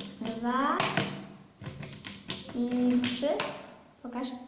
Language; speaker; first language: Polish; early bilingual, heritage; Polish